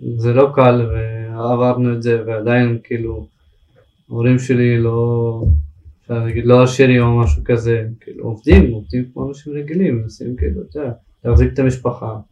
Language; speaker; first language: Hebrew; early bilingual, other home language; Russian